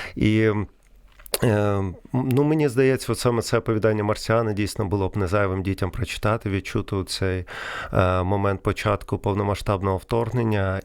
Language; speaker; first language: Ukrainian; non-native, local second language; Russian